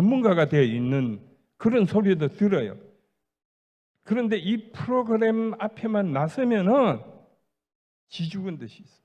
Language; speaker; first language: Korean; native; Korean